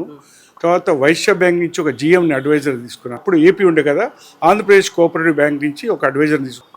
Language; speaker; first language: Telugu; native; Telugu